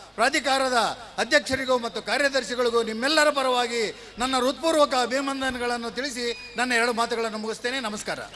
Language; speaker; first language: Kannada; native; Kannada